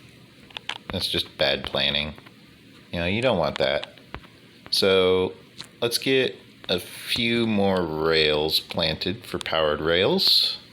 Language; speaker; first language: English; native; English